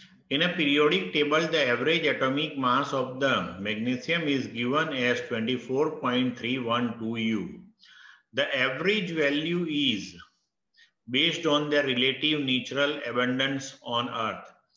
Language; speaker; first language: English; non-native, local second language; Gujarati